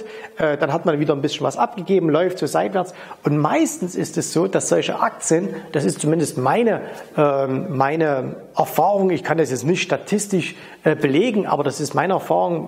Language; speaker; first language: German; native; German